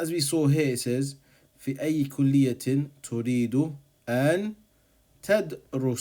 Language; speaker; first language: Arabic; non-native, fluent; English